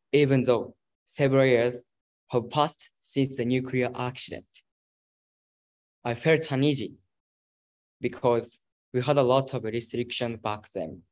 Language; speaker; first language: English; non-native, learner; Japanese